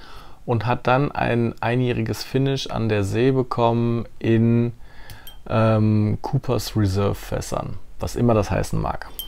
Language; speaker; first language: German; native; German